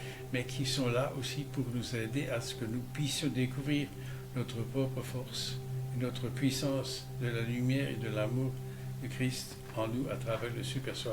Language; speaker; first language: French; native; French